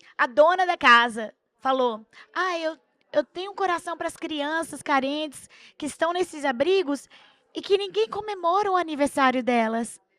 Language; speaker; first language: Portuguese; early bilingual, heritage; Portuguese